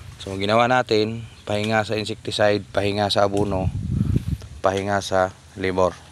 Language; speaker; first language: Filipino; non-native, local second language; Cebuano